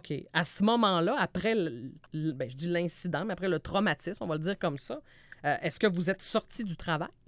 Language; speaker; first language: French; native; French